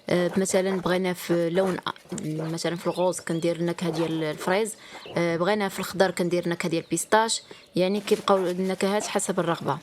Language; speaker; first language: Arabic; native; Arabic